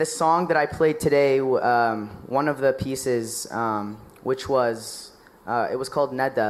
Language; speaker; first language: English; native; English